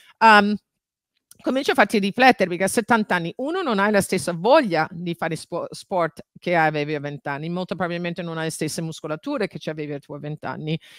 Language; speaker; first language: Italian; non-native, fluent; English